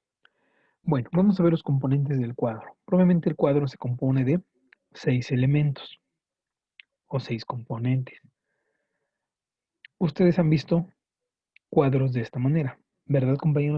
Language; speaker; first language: Spanish; native; Spanish